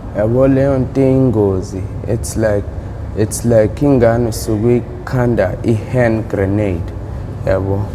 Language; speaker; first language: Zulu; native; Zulu